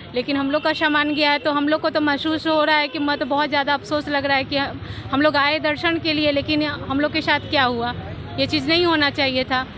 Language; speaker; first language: Hindi; native; Hindi